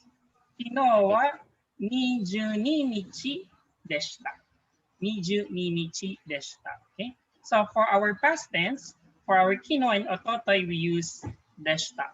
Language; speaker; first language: Japanese; non-native, fluent; Filipino